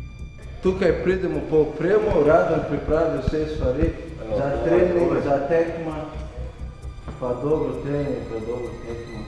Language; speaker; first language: Slovenian; non-native, learner; Portuguese